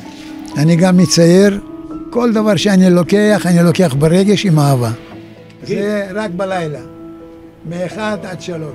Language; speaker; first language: Hebrew; non-native, fluent; Russian